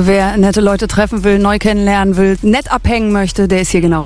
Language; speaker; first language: German; native; German